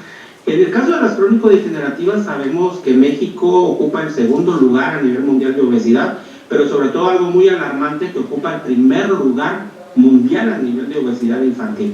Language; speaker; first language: Spanish; native; Spanish